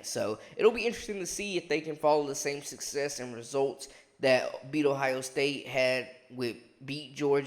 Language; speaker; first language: English; native; English